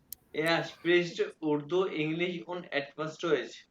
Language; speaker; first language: German; non-native, learner; Urdu